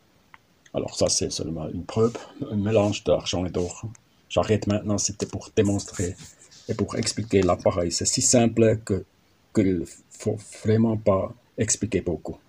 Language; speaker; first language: French; non-native, learner; German